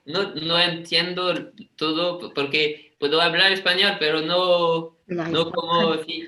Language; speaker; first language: Spanish; non-native, learner; French